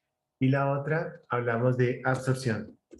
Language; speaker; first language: Spanish; native; Spanish